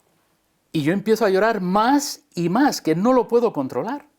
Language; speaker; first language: Spanish; early bilingual, other home language; English